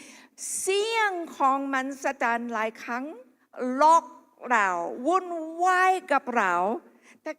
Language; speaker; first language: Thai; non-native, local second language; Akha